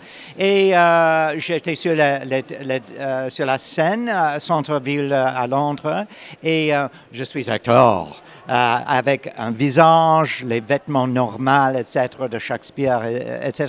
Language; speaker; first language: French; non-native, learner; English